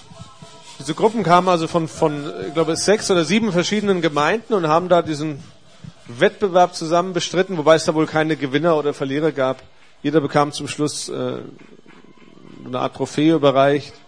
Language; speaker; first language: German; native; German